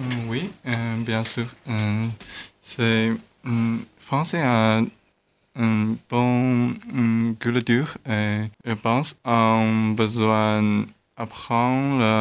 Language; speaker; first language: French; non-native, learner; Chinese